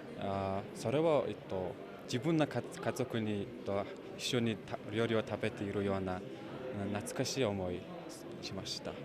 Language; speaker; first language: Japanese; non-native, learner; Mongolian